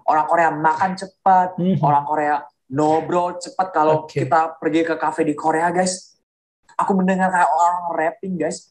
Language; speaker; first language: Indonesian; non-native, fluent; Korean